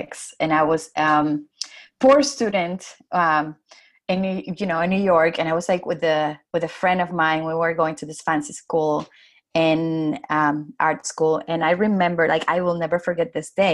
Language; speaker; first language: English; non-native, fluent; Spanish